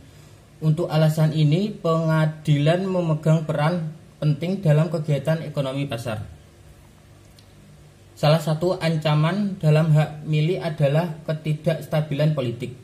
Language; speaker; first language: Indonesian; native; Indonesian